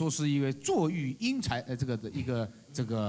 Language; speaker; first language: Chinese; native; Chinese